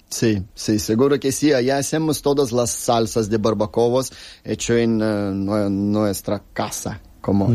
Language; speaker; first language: Spanish; non-native, learner; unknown